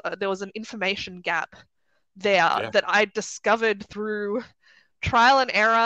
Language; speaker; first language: English; native; English